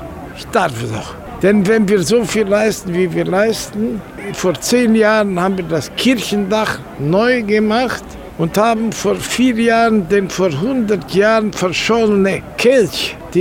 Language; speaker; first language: German; native; German